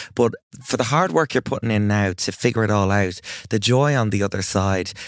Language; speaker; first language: English; native; English